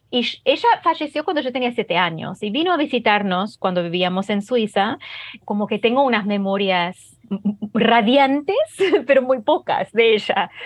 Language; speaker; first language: Spanish; early bilingual, heritage; Spanish